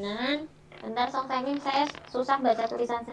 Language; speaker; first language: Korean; non-native, learner; Indonesian